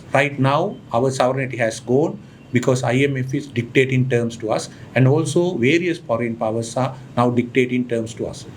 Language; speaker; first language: English; non-native, local second language; Sinhala